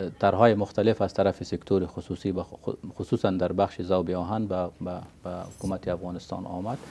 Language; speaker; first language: Persian; native; Persian